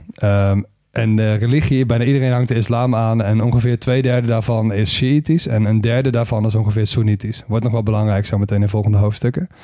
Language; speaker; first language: Dutch; native; Dutch